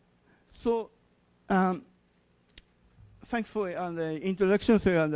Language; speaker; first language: English; non-native, learner; Japanese